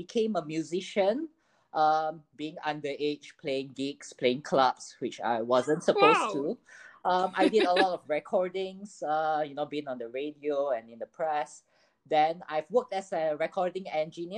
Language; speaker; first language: English; non-native, local second language; Chinese